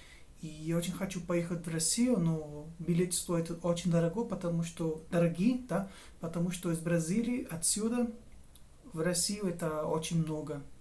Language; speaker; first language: Russian; non-native, fluent; Portuguese